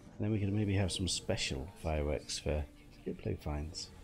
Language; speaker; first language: English; native; English